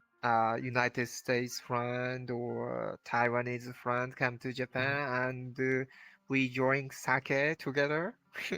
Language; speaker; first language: English; non-native, learner; Japanese